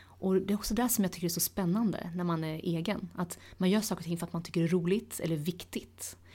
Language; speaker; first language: Swedish; early bilingual, other home language; Tigrinya